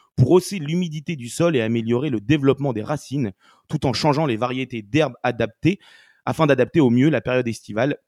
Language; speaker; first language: French; native; French